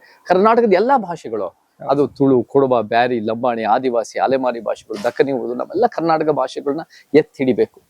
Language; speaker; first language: Kannada; early bilingual, heritage; Kannada